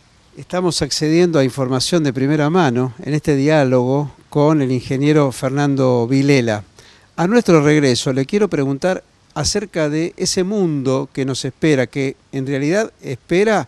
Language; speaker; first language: Spanish; native; Spanish